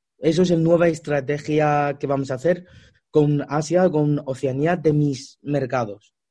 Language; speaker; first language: Spanish; non-native, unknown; Chinese